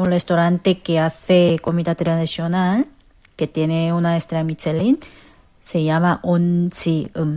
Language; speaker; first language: Spanish; non-native, fluent; Korean